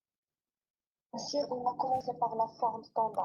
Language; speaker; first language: French; non-native, local second language; Arabic